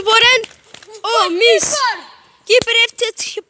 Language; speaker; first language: Dutch; non-native, local second language; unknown